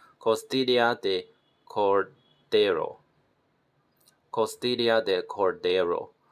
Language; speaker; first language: Spanish; non-native, learner; Chinese